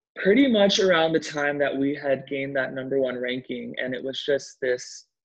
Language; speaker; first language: English; native; English